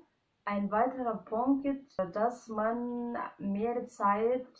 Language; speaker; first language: German; non-native, fluent; Arabic